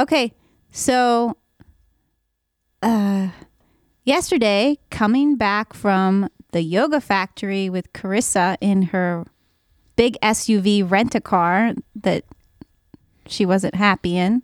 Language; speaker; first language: English; native; English